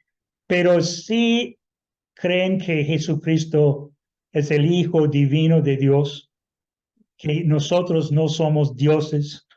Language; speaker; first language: Spanish; non-native, fluent; English